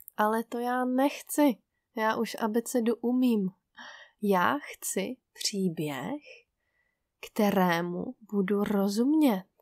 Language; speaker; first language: Czech; native; Czech